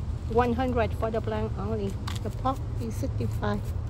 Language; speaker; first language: English; non-native, learner; Vietnamese